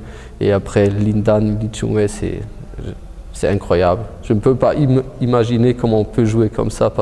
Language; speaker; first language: French; early bilingual, heritage; German